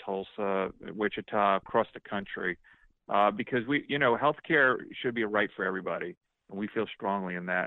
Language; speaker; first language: English; native; English